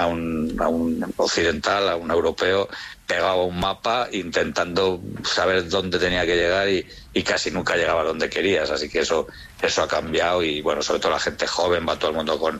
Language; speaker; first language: Spanish; native; Spanish